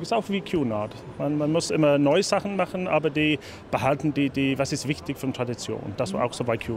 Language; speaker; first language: German; non-native, fluent; English